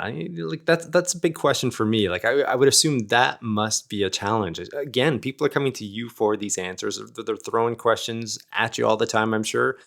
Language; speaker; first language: English; native; English